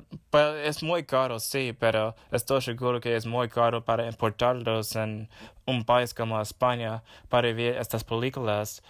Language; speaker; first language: Spanish; non-native, fluent; English